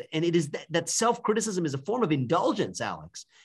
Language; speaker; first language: English; native; English